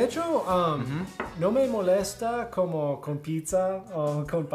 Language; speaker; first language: Spanish; non-native, fluent; English